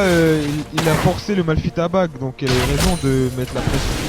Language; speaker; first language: French; native; French